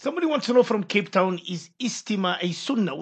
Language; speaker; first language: English; native; English